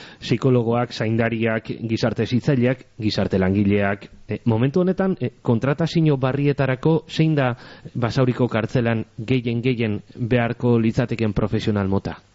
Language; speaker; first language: Basque; native; Basque